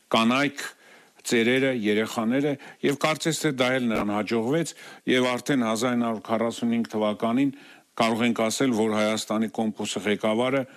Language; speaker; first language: Armenian; native; Armenian